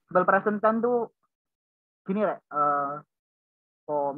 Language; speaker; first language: English; non-native, learner; Indonesian